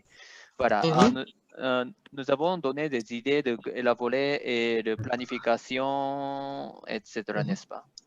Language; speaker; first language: French; non-native, fluent; Japanese